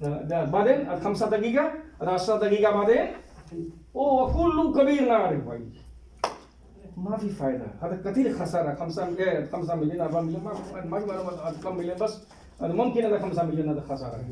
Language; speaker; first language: Arabic; non-native, learner; Hindi